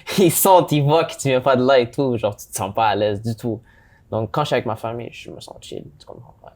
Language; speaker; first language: French; early bilingual, other home language; English